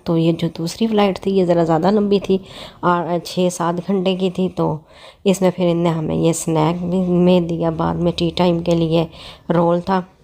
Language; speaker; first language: Urdu; non-native, local second language; Punjabi